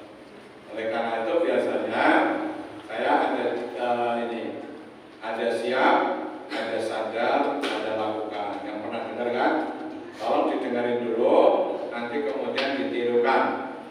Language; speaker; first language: Indonesian; non-native, local second language; Javanese